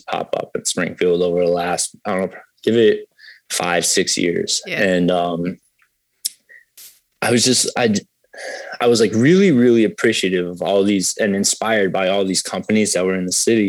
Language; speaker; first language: English; native; English